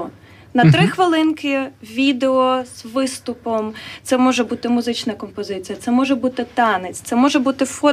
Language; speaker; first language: Ukrainian; native; Ukrainian